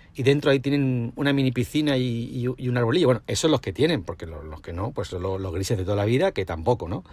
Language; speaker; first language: Spanish; native; Spanish